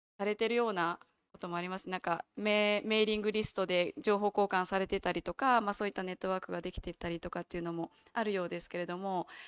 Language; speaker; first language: Japanese; native; Japanese